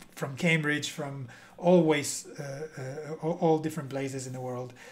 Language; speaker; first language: English; non-native, fluent; Spanish